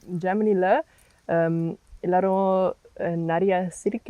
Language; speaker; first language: Tamil; non-native, learner; German